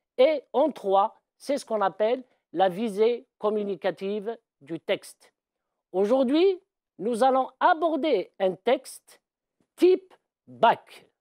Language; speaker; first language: French; non-native, local second language; Arabic